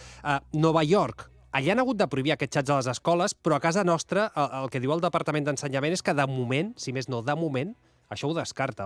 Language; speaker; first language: Catalan; native; Catalan